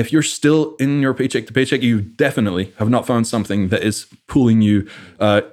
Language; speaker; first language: English; native; English